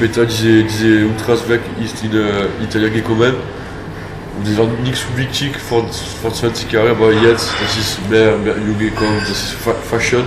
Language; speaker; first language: German; non-native, learner; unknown